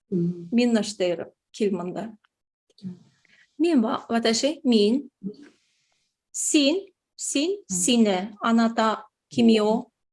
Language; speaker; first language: Japanese; non-native, fluent; Tatar